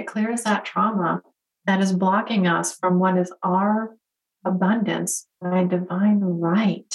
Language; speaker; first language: English; native; English